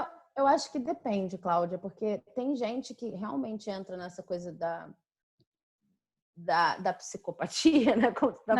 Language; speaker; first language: Portuguese; native; Portuguese